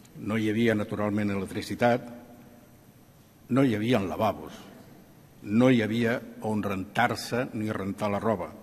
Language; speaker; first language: Catalan; non-native, local second language; Spanish